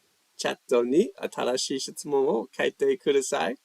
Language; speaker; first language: Japanese; non-native, fluent; English